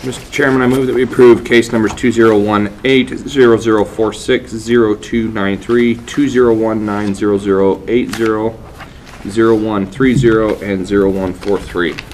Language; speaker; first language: English; native; English